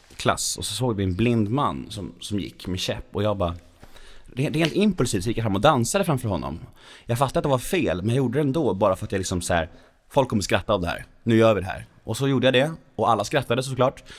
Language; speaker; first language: Swedish; native; Swedish